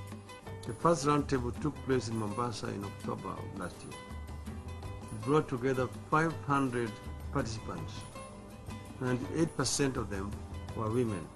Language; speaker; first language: English; non-native, local second language; Luo (Kenya and Tanzania)